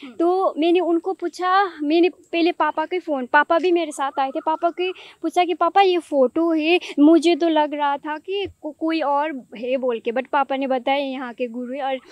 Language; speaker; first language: Hindi; non-native, local second language; Nepali